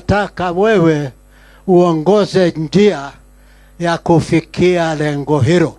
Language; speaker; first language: Swahili; non-native, local second language; Kikuyu